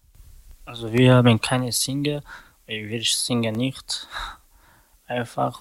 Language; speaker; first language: German; non-native, learner; Slovak